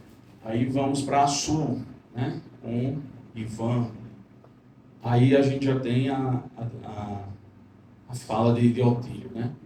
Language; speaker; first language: Portuguese; native; Portuguese